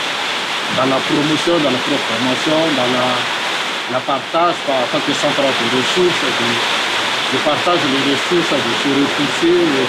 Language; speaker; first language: French; non-native, local second language; Malagasy